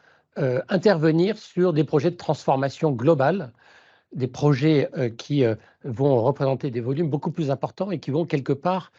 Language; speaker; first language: French; native; French